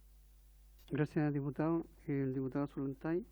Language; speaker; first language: Spanish; native; Spanish